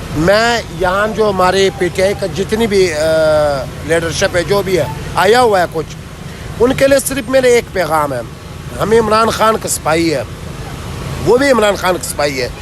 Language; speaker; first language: Urdu; non-native, local second language; Pashto